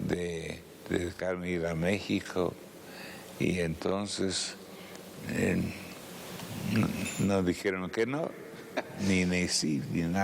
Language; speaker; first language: Spanish; non-native, fluent; Italian